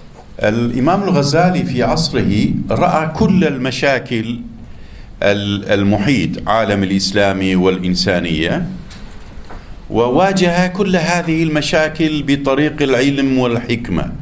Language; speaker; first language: Arabic; non-native, fluent; Turkish